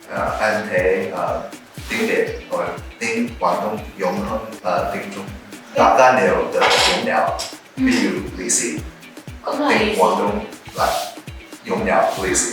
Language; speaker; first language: Vietnamese; non-native, learner; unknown